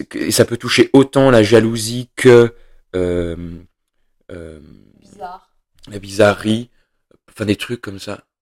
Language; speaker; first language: French; native; French